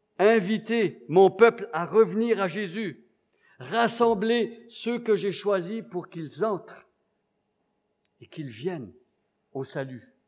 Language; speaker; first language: French; native; French